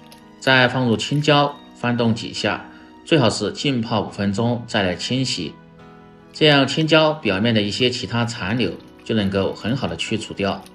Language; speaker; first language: Chinese; native; Chinese